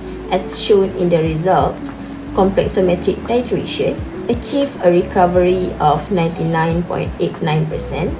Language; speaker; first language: English; non-native, local second language; Malay